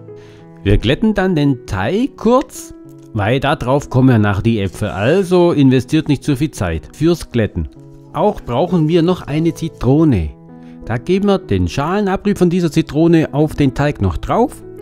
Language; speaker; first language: German; native; German